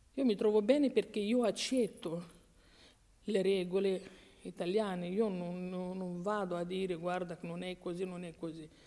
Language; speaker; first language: Italian; non-native, fluent; Romanian